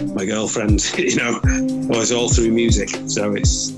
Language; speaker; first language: English; native; English